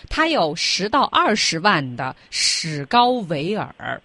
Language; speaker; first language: Chinese; native; Chinese